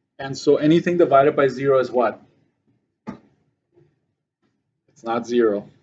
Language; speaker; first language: English; native; English